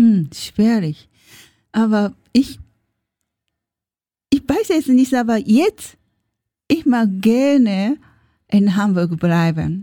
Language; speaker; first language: German; non-native, learner; Japanese